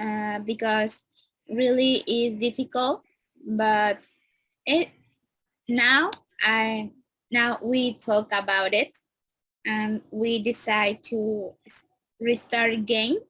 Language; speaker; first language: English; non-native, learner; Spanish